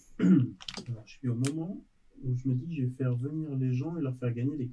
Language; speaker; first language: French; native; French